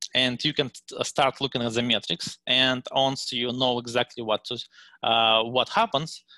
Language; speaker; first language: English; non-native, fluent; Russian